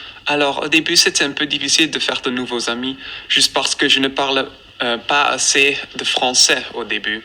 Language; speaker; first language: French; non-native, fluent; Dutch